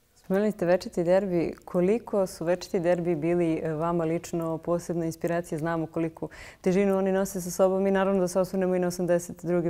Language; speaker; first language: Serbian; native; Serbian